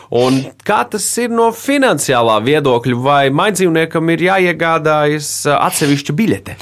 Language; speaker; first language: Latvian; native; Latvian